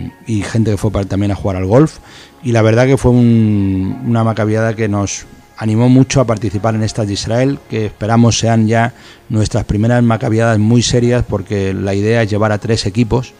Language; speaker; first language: Spanish; native; Spanish